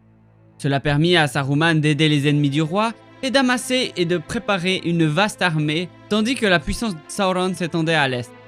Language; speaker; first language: French; native; French